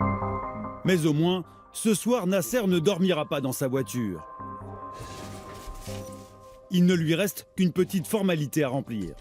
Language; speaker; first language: French; native; French